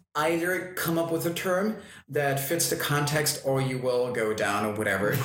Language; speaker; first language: English; non-native, fluent; German